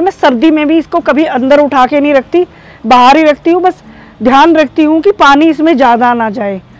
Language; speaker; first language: Hindi; native; Hindi